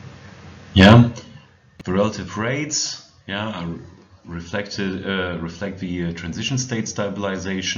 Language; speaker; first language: English; non-native, fluent; German